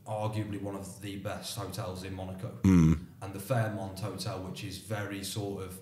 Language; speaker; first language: English; native; English